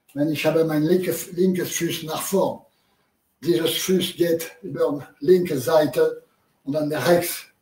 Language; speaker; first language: German; non-native, learner; French